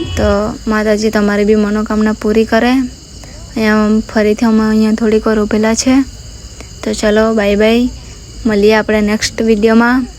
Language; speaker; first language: Gujarati; non-native, local second language; Gamit